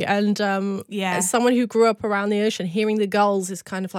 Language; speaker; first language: English; native; English